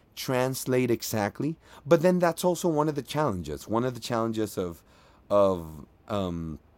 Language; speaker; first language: English; non-native, fluent; Spanish